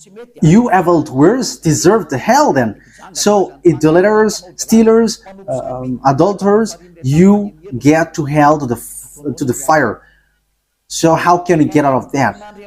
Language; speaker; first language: English; non-native, fluent; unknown